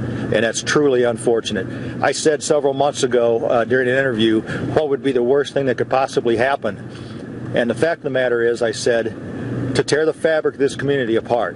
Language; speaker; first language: English; native; English